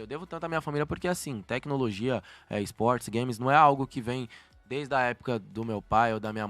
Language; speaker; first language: Portuguese; native; Portuguese